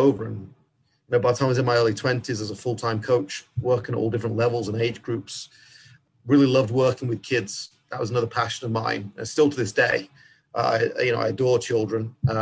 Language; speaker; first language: English; native; English